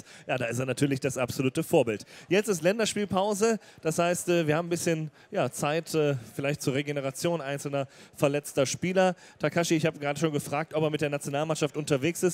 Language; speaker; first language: German; native; German